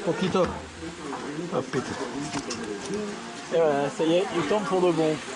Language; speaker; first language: French; native; French